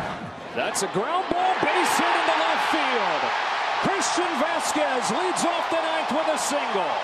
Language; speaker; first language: English; native; English